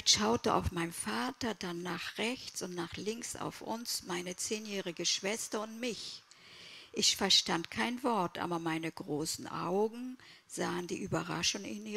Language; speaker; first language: German; early bilingual, other home language; Kurdish